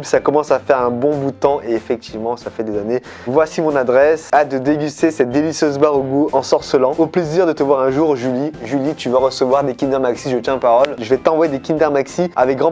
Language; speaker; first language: French; native; French